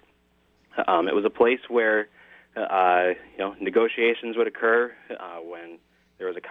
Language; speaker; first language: English; native; English